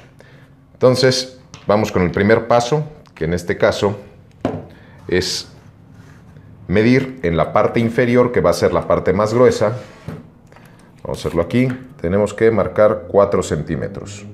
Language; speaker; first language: Spanish; native; Spanish